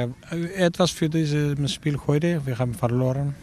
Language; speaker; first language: German; non-native, learner; Greek